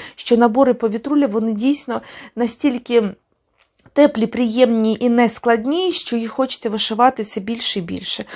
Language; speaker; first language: Ukrainian; native; Ukrainian